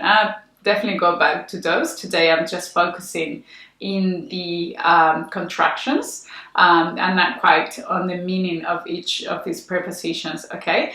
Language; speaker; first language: English; non-native, fluent; Spanish